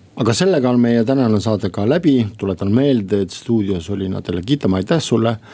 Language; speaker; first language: Estonian; non-native, local second language; Russian